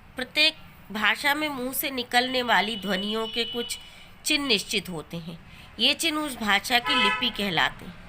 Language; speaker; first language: Hindi; native; Hindi